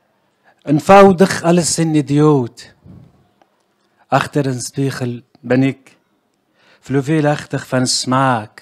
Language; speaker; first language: Dutch; non-native, learner; Kurdish